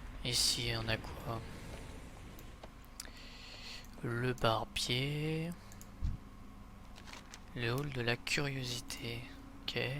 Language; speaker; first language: French; native; French